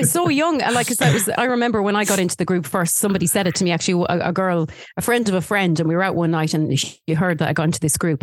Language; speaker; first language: English; native; English